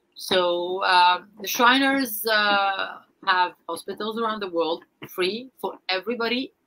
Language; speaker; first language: English; non-native, fluent; Arabic